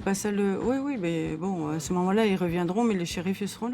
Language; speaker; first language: French; native; French